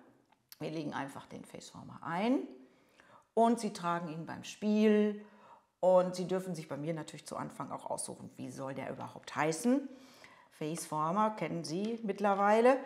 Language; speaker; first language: German; native; German